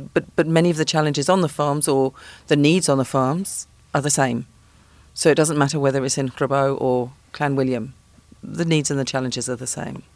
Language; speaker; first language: English; native; English